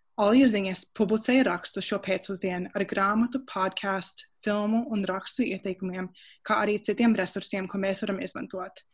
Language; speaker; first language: Latvian; early bilingual, heritage; Latvian